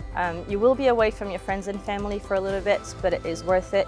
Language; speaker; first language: English; non-native, fluent; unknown